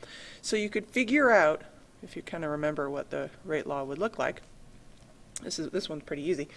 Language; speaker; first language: English; native; English